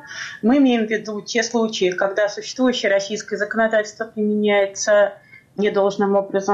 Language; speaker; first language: Russian; native; Russian